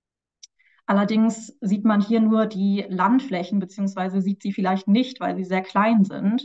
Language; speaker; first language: German; native; German